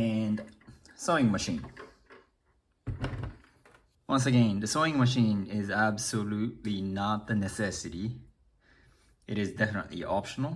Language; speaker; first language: English; non-native, fluent; Japanese